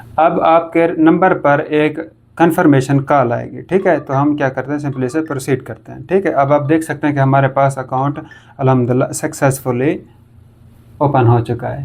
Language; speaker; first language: Urdu; non-native, local second language; Saraiki